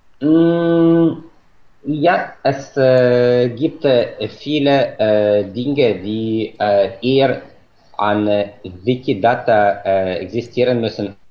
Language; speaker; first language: German; non-native, fluent; Russian